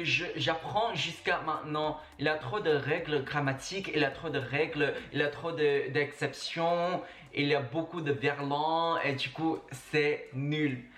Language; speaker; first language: French; non-native, fluent; Chinese